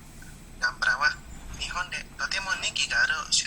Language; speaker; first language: Japanese; non-native, learner; Indonesian